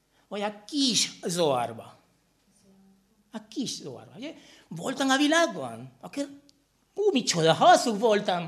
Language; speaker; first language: Hungarian; non-native, fluent; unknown